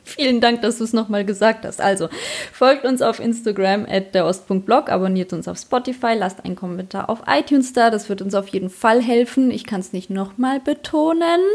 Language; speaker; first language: German; early bilingual, other home language; Polish